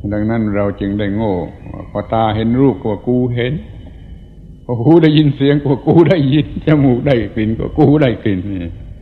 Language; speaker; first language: Thai; native; Thai